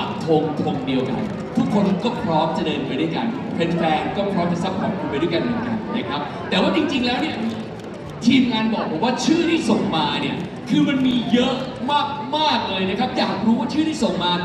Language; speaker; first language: Thai; native; Thai